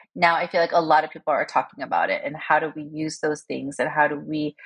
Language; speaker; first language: English; early bilingual, other home language; Korean